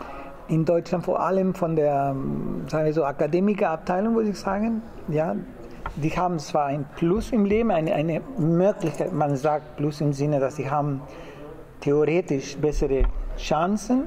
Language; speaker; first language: German; non-native, fluent; Spanish